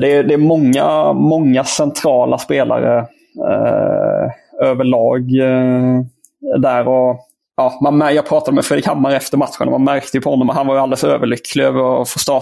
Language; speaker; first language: Swedish; native; Swedish